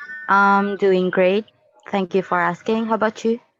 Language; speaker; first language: English; non-native, fluent; Indonesian